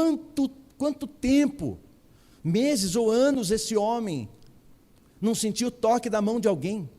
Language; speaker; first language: Portuguese; native; Portuguese